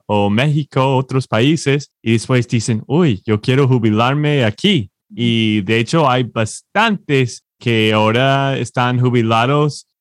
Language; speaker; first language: Spanish; non-native, fluent; English